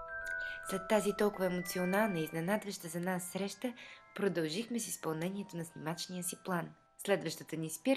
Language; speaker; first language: Bulgarian; native; Bulgarian